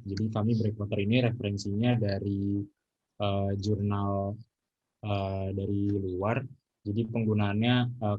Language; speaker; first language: Indonesian; native; Indonesian